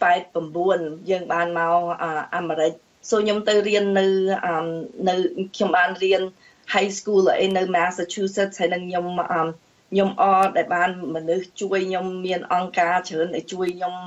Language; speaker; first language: Khmer; early bilingual, heritage; Khmer